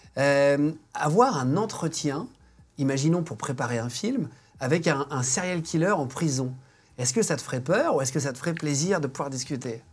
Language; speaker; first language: French; native; French